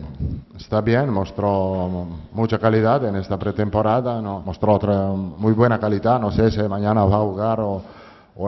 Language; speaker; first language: Spanish; non-native, fluent; Italian